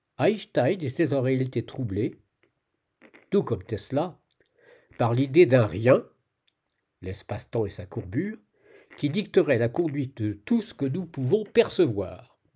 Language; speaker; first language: French; native; French